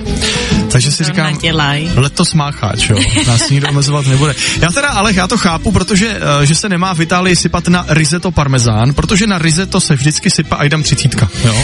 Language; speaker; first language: Czech; native; Czech